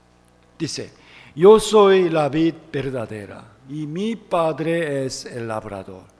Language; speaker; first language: Spanish; non-native, fluent; Korean